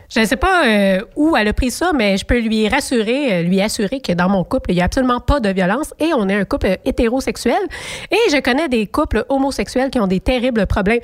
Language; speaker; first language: French; native; French